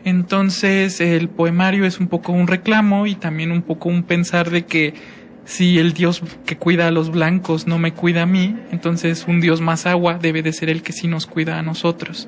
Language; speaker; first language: Spanish; native; Spanish